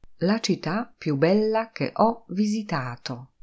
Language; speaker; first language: Italian; non-native, fluent; Polish